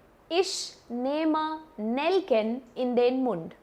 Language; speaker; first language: German; non-native, fluent; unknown